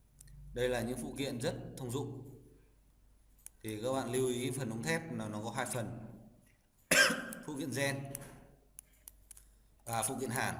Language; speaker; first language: Vietnamese; native; Vietnamese